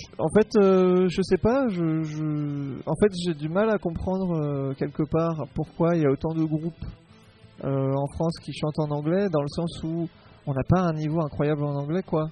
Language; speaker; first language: French; native; French